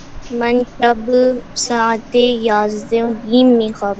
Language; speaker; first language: Persian; non-native, learner; Urdu